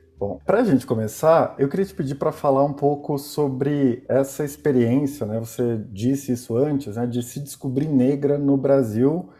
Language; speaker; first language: Portuguese; native; Portuguese